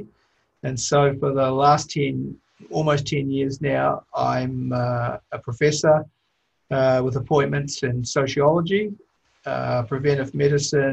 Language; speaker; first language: English; native; English